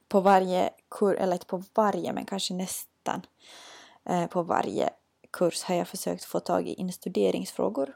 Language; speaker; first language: Swedish; native; Swedish